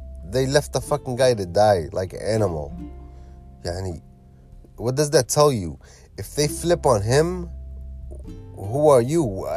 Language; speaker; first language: English; early bilingual, other home language; Arabic